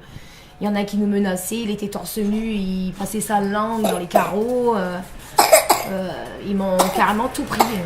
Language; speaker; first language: French; native; French